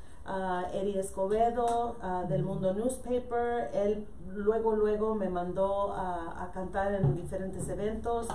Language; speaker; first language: Spanish; early bilingual, heritage; Spanish